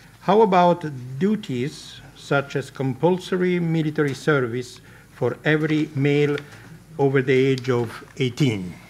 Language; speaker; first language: English; non-native, fluent; Italian